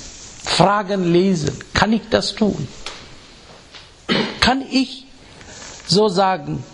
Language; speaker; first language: German; non-native, fluent; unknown